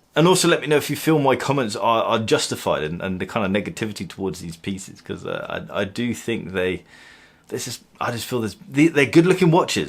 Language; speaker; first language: English; native; English